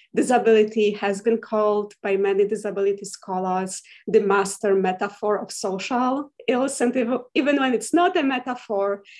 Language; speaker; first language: English; non-native, fluent; Polish